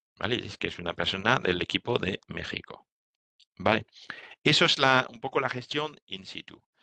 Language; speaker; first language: Spanish; non-native, fluent; French